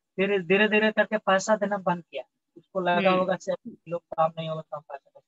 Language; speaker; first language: Hindi; native; Hindi